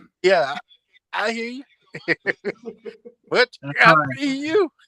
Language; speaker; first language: English; native; English